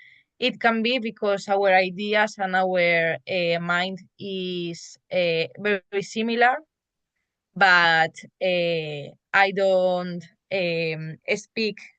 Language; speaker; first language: English; non-native, learner; Spanish